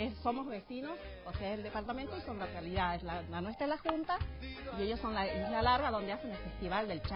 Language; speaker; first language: Spanish; native; Spanish